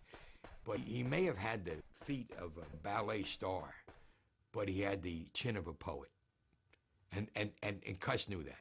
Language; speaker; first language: English; native; English